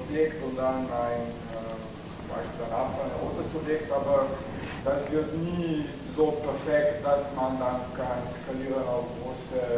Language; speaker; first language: German; non-native, learner; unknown